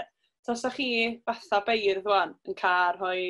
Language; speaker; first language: Welsh; native; Welsh